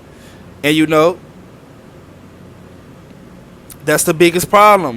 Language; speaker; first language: English; native; English